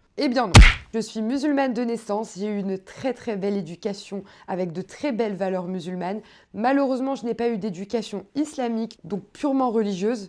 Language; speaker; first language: French; native; French